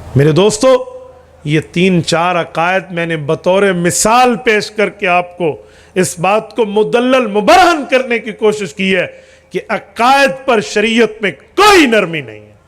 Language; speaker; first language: Urdu; non-native, local second language; Punjabi